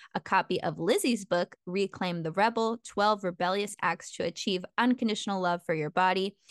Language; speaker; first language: English; native; English